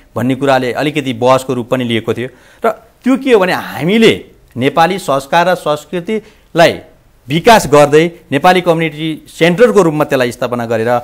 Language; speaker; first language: Nepali; native; Nepali